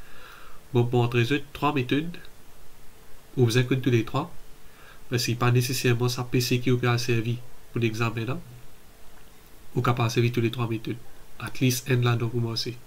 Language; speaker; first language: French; non-native, local second language; Morisyen